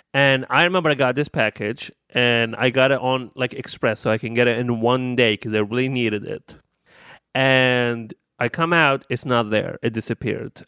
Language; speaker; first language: English; non-native, fluent; Arabic